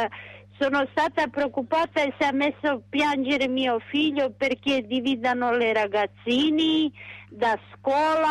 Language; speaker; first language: Italian; non-native, local second language; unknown